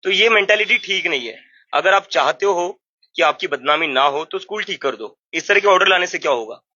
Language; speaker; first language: Hindi; non-native, local second language; Marathi